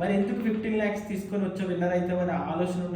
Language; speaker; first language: Telugu; native; Telugu